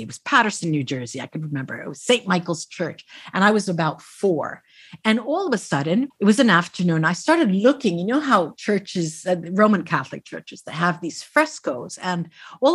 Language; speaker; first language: English; native; English